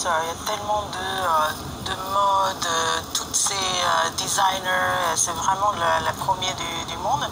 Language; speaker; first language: French; non-native, fluent; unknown